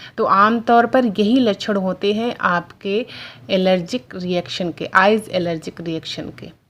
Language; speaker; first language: Hindi; non-native, local second language; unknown